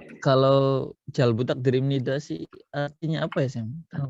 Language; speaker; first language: Indonesian; native; Indonesian